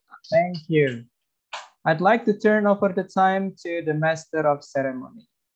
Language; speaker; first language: English; non-native, fluent; Indonesian